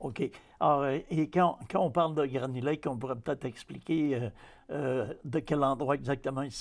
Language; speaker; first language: French; native; French